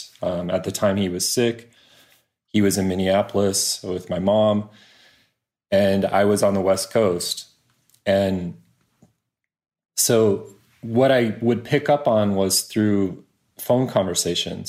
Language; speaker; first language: English; native; English